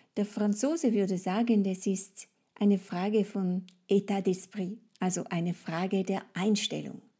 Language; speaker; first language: German; non-native, fluent; French